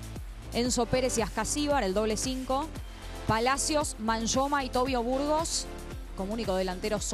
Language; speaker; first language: Spanish; native; Spanish